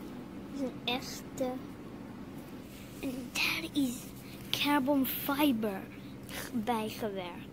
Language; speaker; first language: Dutch; non-native, learner; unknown